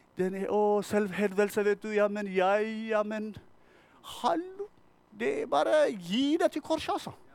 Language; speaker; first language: Norwegian; non-native, fluent; Tigrinya